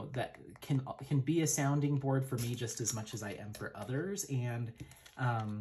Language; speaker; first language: English; native; English